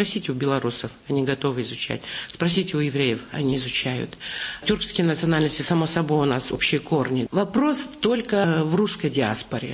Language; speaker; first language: Russian; non-native, local second language; Kazakh